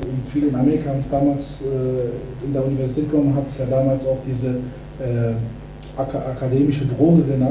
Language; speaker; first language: German; native; German